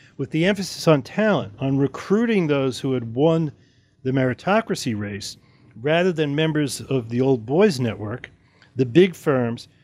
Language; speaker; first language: English; native; English